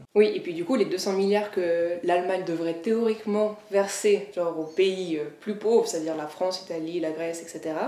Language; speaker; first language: French; native; French